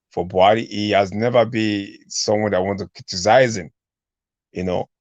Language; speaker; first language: English; non-native, local second language; Yoruba